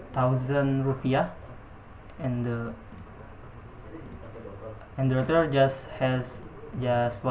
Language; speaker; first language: English; non-native, learner; Indonesian